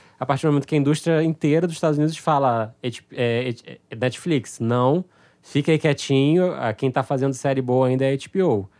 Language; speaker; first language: Portuguese; native; Portuguese